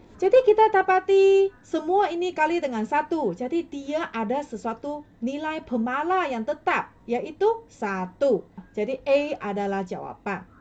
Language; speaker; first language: Malay; non-native, local second language; Chinese